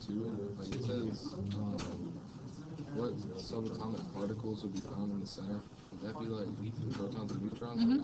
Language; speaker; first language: English; native; English